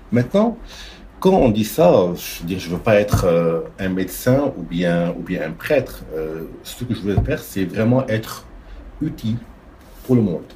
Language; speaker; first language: French; non-native, local second language; Arabic